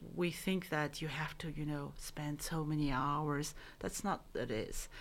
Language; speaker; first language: English; non-native, fluent; Mongolian